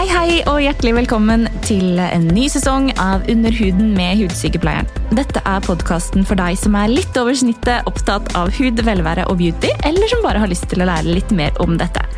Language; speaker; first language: Norwegian; native; Norwegian